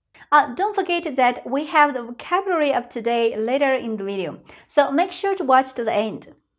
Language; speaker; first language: English; non-native, fluent; Chinese